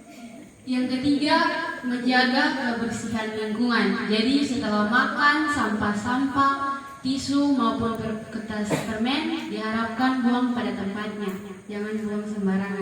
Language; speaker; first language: Indonesian; native; Indonesian